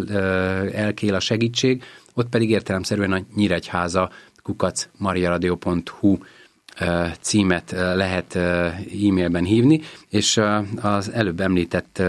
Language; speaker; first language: Hungarian; native; Hungarian